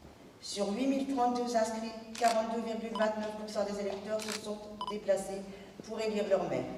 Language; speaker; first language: French; native; French